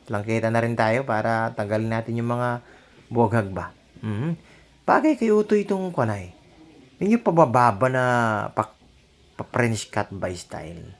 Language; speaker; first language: Filipino; native; Filipino